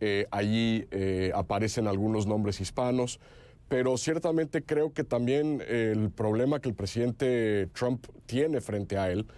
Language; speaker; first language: Spanish; native; Spanish